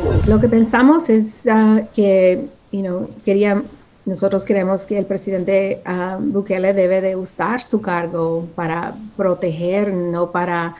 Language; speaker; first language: Spanish; early bilingual, other home language; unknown